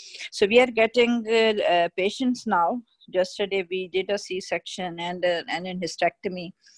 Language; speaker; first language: English; non-native, local second language; Urdu